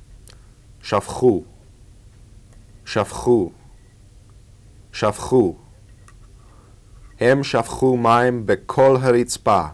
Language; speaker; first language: Hebrew; early bilingual, heritage; English